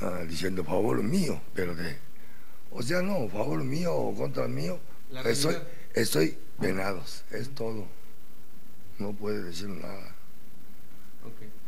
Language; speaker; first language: Spanish; non-native, learner; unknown